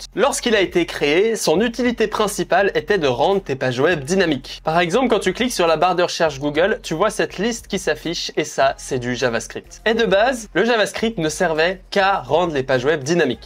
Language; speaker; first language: French; native; French